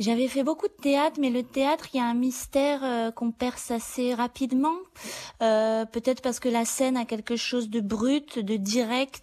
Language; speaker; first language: French; native; French